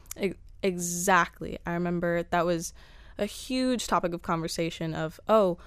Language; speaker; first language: English; early bilingual, other home language; Spanish